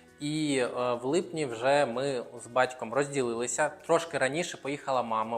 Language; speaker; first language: Ukrainian; non-native, local second language; Russian